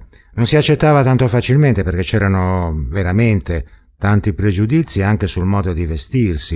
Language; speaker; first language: Italian; native; Italian